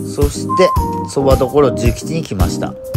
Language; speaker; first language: Japanese; native; Japanese